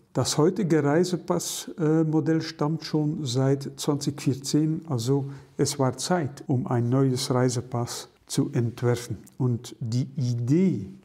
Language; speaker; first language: German; non-native, local second language; Dutch